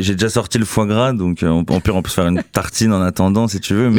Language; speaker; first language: French; native; French